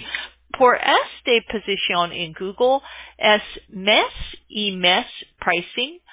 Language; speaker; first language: Spanish; non-native, learner; English